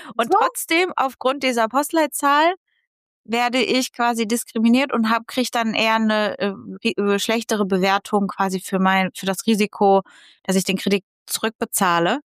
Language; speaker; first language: German; early bilingual, other home language; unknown